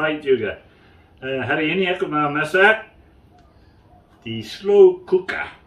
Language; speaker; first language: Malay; non-native, learner; English